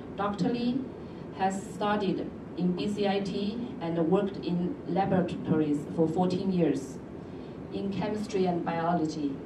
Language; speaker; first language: English; non-native, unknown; Chinese